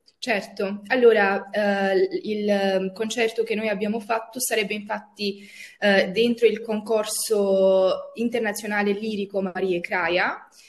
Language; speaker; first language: Italian; non-native, fluent; Albanian